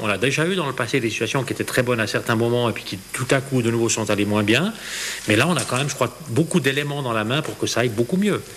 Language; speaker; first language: French; native; French